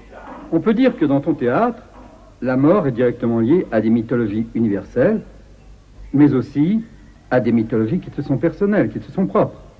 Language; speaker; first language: French; native; French